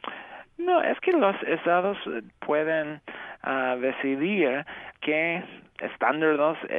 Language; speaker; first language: Spanish; early bilingual, heritage; English